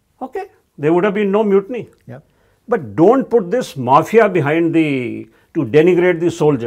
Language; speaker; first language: English; non-native, local second language; Hindi